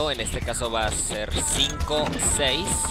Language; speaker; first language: Spanish; native; Spanish